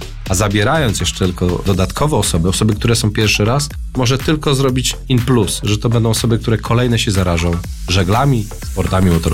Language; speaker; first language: Polish; native; Polish